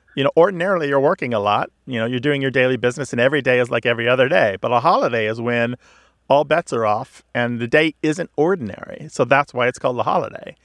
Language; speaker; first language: English; native; English